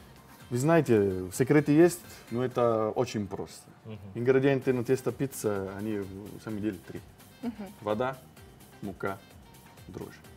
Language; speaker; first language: Russian; non-native, fluent; Italian